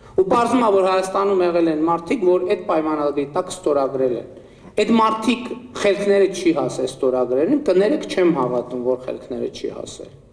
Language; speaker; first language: Armenian; native; Armenian